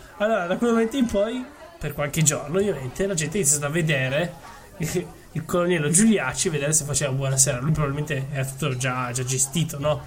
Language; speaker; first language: Italian; native; Italian